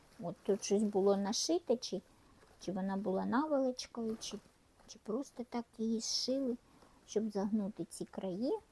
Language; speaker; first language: Ukrainian; non-native, local second language; Russian